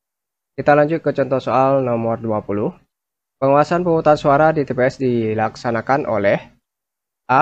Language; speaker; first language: Indonesian; native; Indonesian